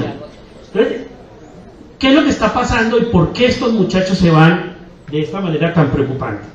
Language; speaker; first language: Spanish; native; Spanish